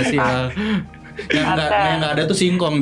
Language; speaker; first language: Indonesian; native; Indonesian